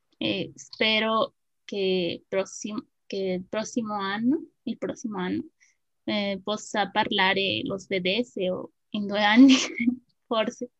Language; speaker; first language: Italian; non-native, learner; Spanish